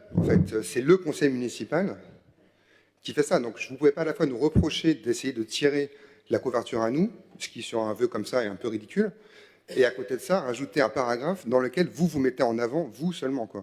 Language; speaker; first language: French; native; French